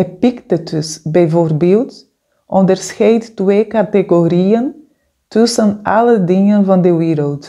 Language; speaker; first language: Dutch; non-native, fluent; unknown